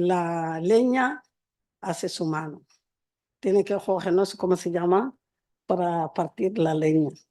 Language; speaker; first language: Spanish; non-native, learner; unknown